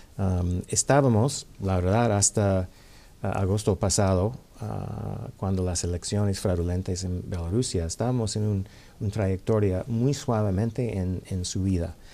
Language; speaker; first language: Spanish; non-native, fluent; English